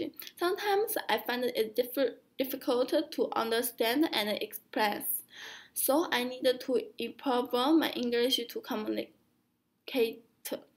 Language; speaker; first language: English; non-native, learner; Chinese